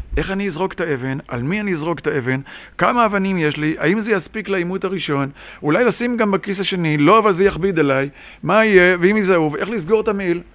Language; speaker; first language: Hebrew; native; Hebrew